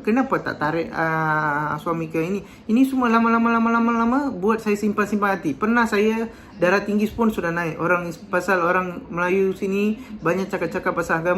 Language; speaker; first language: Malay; non-native, local second language; Tamil